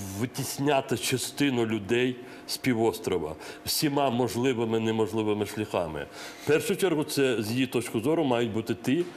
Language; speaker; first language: Ukrainian; non-native, local second language; Crimean Tatar